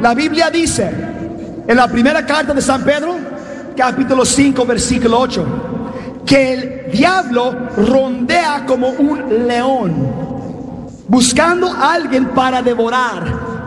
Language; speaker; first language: Spanish; early bilingual, heritage; Spanish